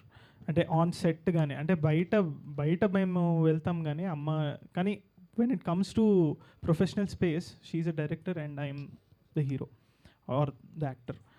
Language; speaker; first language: Telugu; native; Telugu